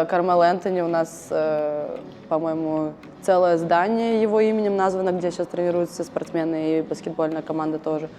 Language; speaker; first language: Russian; native; Russian